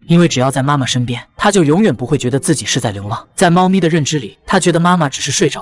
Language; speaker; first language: Chinese; native; Chinese